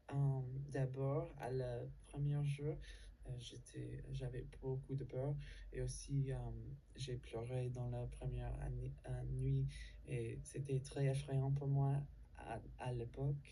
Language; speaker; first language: French; non-native, learner; English